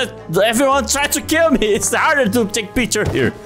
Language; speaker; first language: English; non-native, learner; Portuguese